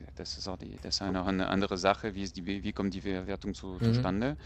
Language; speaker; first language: German; non-native, fluent; French